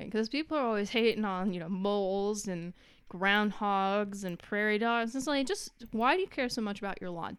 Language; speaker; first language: English; native; English